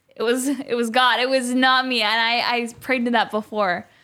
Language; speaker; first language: English; native; English